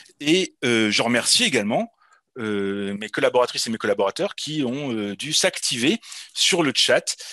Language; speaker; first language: French; native; French